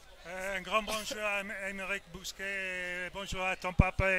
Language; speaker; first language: French; non-native, fluent; English